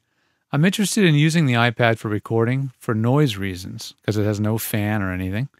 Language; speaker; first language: English; native; English